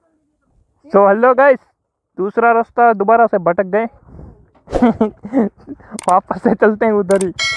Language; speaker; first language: Hindi; non-native, local second language; Gujarati